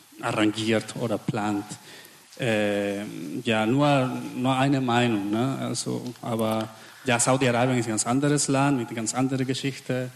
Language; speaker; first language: German; non-native, fluent; Spanish